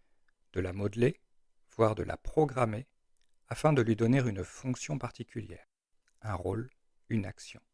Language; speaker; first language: French; native; French